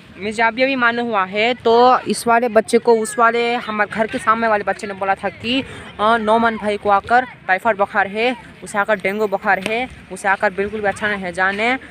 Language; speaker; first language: Hindi; non-native, local second language; Urdu